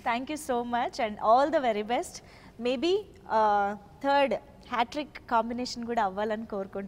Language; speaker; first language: Telugu; native; Telugu